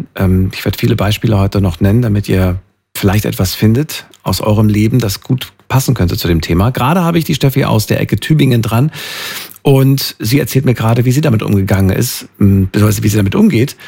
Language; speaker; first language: German; native; German